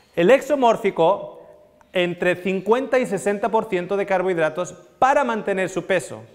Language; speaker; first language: Spanish; native; Spanish